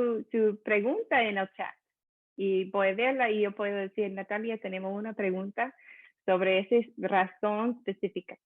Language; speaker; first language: Spanish; non-native, fluent; English